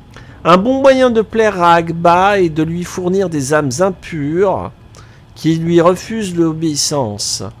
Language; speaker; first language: French; native; French